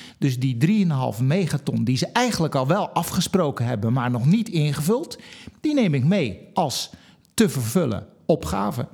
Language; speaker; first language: Dutch; native; Dutch